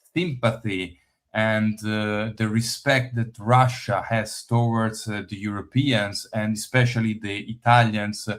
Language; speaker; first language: English; non-native, fluent; Italian